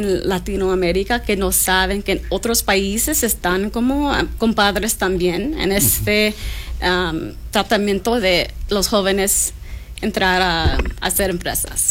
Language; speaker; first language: Spanish; non-native, learner; English